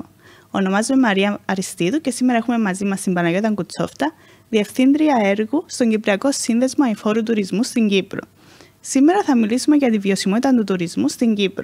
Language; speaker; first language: Greek; native; Greek